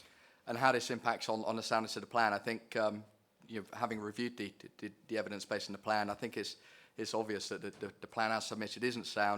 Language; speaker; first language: English; native; English